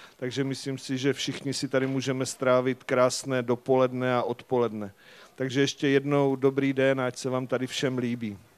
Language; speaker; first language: Czech; native; Czech